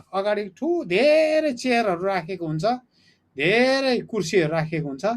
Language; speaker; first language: Nepali; native; Nepali